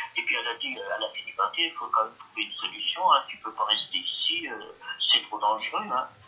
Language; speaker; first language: French; early bilingual, other home language; Yiddish